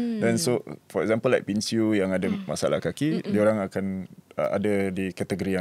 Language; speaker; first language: Malay; native; Malay